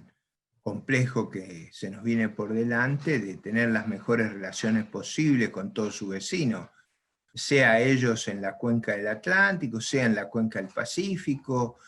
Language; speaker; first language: Spanish; native; Spanish